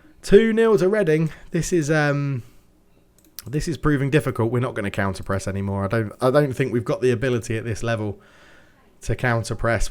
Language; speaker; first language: English; native; English